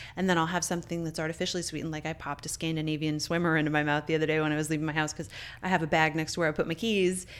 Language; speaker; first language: English; native; English